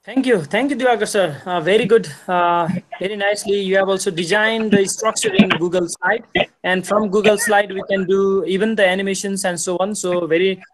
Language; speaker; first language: English; non-native, local second language; Nepali